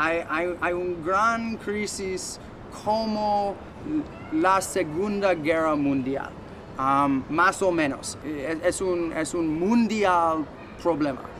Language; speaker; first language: Spanish; non-native, learner; English